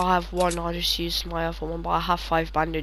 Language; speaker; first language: English; native; English